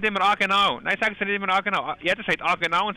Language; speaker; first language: German; native; German